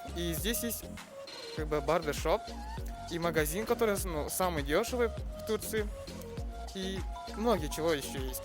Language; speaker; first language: Russian; non-native, local second language; Kazakh